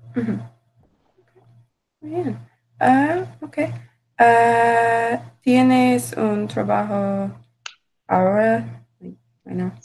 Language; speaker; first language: Spanish; non-native, learner; English